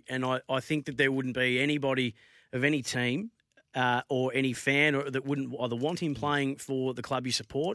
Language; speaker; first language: English; native; English